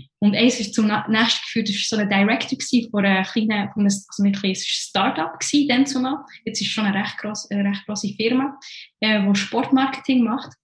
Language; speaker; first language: German; early bilingual, other home language; Arabic